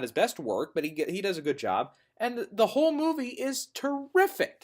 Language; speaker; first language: English; native; English